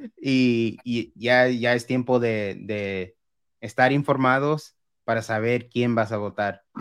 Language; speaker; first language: Spanish; early bilingual, heritage; Spanish